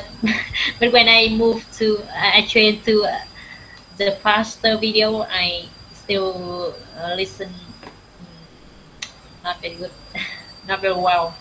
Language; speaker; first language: English; non-native, learner; Vietnamese